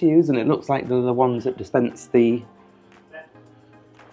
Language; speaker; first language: English; native; English